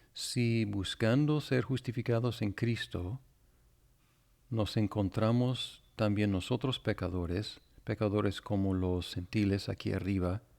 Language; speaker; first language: Spanish; non-native, fluent; English